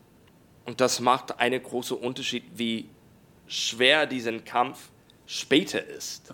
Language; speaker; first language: German; non-native, learner; English